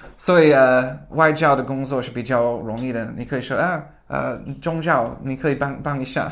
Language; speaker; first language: Chinese; non-native, fluent; English